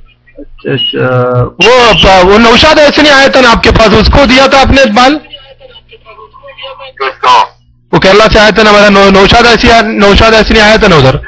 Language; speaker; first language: Hindi; non-native, local second language; Malayalam